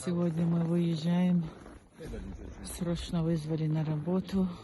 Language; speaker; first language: Russian; non-native, local second language; Chechen